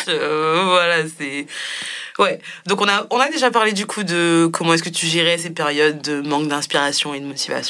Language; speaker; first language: French; native; French